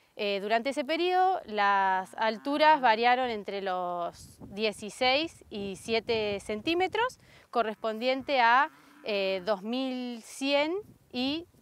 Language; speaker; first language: Spanish; native; Spanish